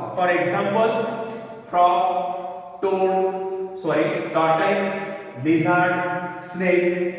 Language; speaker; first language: English; non-native, local second language; Marathi